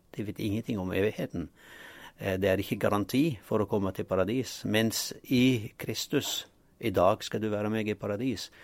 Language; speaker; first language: Norwegian; non-native, fluent; Arabic